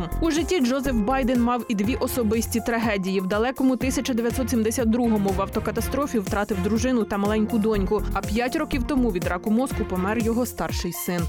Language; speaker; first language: Ukrainian; native; Ukrainian